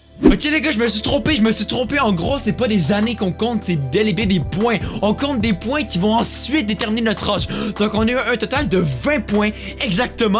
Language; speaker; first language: French; native; French